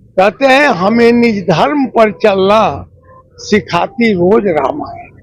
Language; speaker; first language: Hindi; native; Hindi